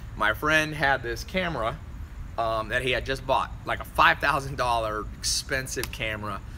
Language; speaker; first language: English; native; English